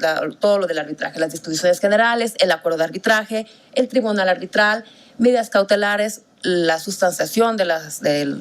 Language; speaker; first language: Spanish; native; Spanish